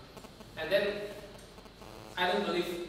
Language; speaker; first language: English; non-native, learner; Indonesian